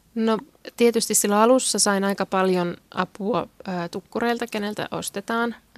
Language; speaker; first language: Finnish; non-native, local second language; Swedish